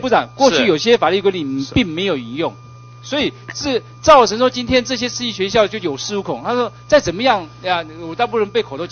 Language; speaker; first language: Chinese; native; Chinese